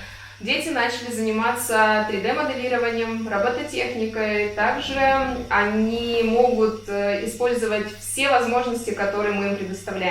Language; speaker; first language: Russian; native; Russian